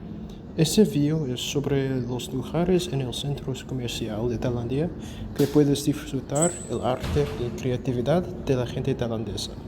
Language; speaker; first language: Spanish; non-native, learner; English